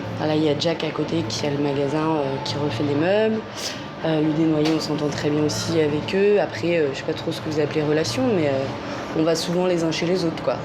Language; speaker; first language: French; native; French